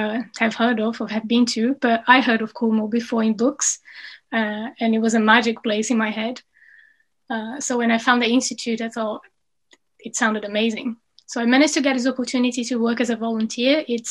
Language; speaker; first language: English; non-native, fluent; Portuguese